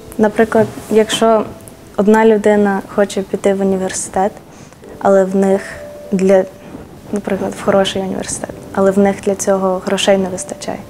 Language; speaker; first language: Ukrainian; early bilingual, heritage; Ukrainian